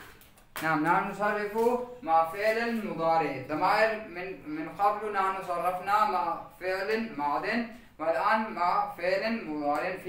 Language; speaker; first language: Arabic; non-native, fluent; Urdu